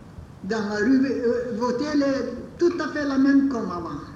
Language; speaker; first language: French; non-native, fluent; Bulgarian